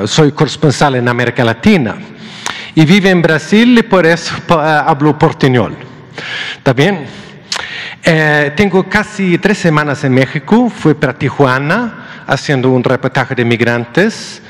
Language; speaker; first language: Spanish; non-native, learner; Swedish